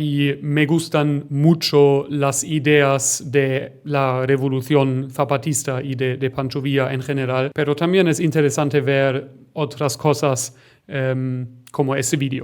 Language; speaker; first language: Spanish; non-native, fluent; German